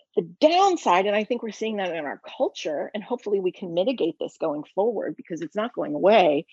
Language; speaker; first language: English; native; English